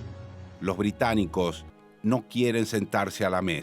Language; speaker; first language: Spanish; native; Spanish